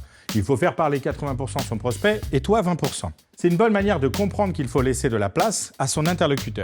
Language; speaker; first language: French; native; French